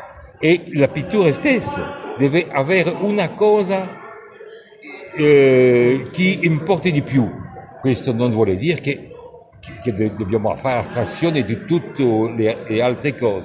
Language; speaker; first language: Italian; non-native, fluent; French